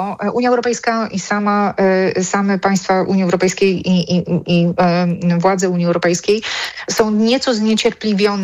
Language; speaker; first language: Polish; native; Polish